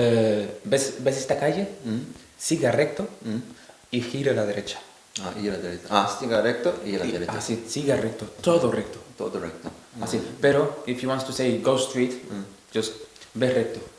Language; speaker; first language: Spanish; non-native, learner; Korean